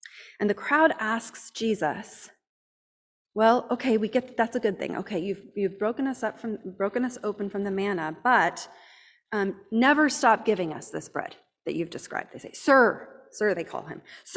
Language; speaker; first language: English; native; English